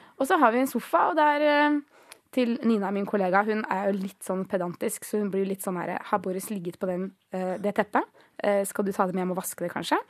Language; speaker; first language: Norwegian; early bilingual, other home language; Greek